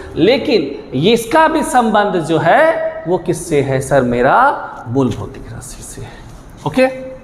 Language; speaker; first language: Hindi; native; Hindi